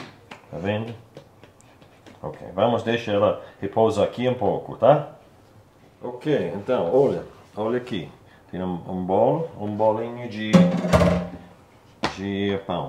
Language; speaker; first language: Portuguese; non-native, learner; English